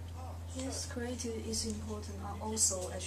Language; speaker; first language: English; non-native, learner; Chinese